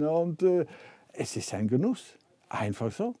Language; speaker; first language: German; non-native, fluent; Norwegian